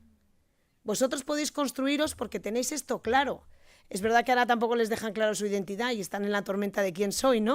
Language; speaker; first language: Spanish; native; Spanish